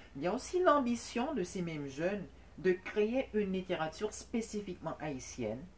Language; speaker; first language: French; non-native, local second language; Haitian Creole